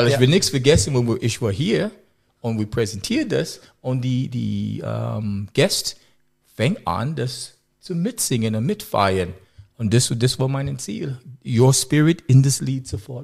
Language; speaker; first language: German; non-native, learner; English